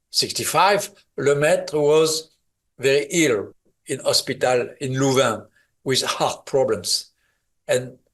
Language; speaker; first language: English; non-native, fluent; French